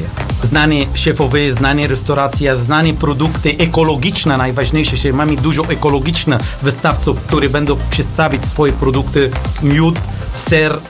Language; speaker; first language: Polish; non-native, learner; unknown